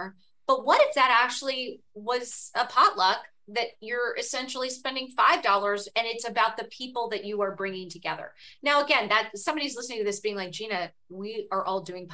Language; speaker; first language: English; native; English